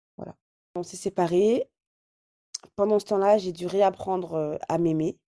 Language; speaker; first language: French; early bilingual, other home language; Arabic